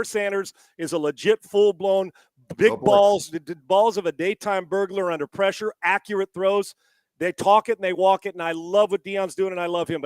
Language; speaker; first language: English; native; English